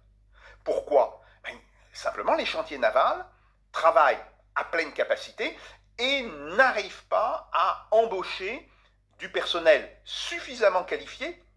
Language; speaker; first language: French; native; French